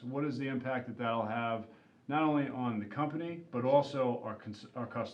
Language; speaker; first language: English; native; English